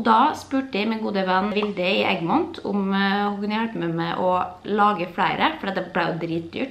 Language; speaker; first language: Norwegian; native; Norwegian